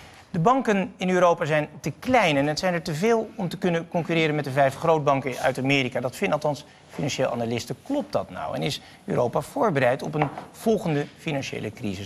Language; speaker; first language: Dutch; native; Dutch